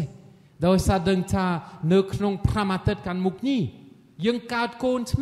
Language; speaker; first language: Khmer; non-native, fluent; French